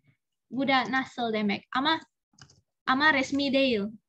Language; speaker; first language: Turkish; non-native, learner; Indonesian